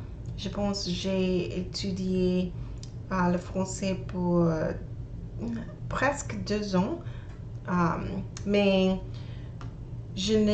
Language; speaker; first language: French; non-native, learner; English